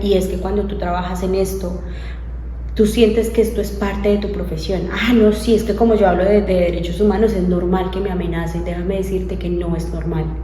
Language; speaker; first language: Spanish; native; Spanish